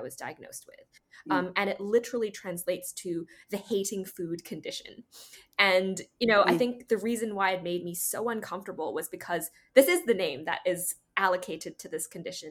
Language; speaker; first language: English; native; English